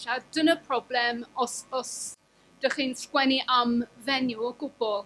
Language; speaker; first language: Welsh; non-native, fluent; English